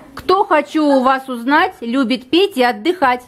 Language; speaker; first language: Russian; native; Russian